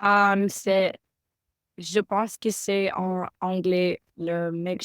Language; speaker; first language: French; non-native, learner; Spanish